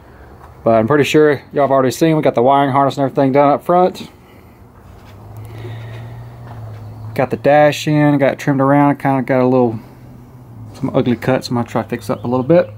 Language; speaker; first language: English; native; English